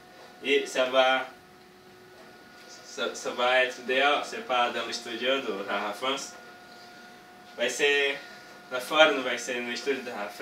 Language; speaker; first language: Portuguese; early bilingual, heritage; Portuguese